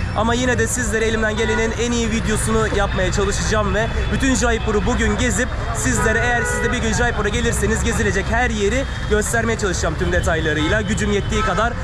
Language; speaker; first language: Turkish; native; Turkish